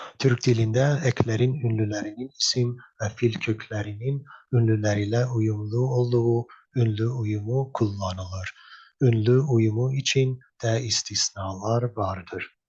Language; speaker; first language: Turkish; non-native, learner; English